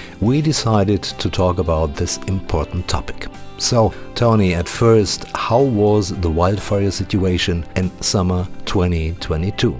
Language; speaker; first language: English; non-native, fluent; German